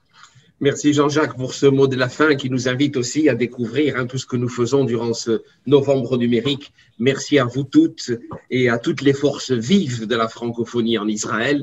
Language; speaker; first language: French; native; French